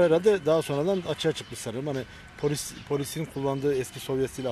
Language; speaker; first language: Turkish; native; Turkish